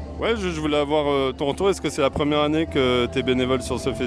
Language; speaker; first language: French; native; French